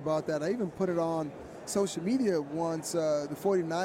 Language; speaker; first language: English; native; English